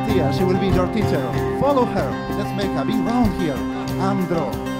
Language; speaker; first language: English; non-native, fluent; Spanish